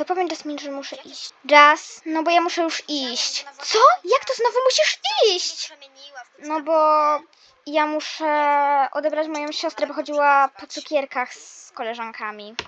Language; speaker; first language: Polish; native; Polish